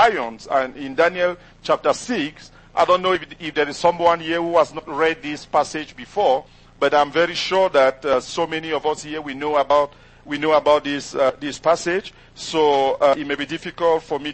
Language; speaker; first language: English; non-native, local second language; French